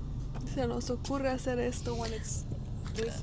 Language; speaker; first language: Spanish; early bilingual, heritage; English